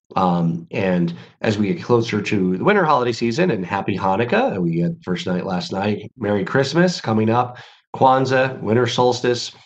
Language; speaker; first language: English; native; English